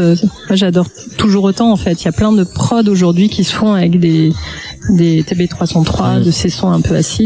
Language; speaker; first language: French; native; French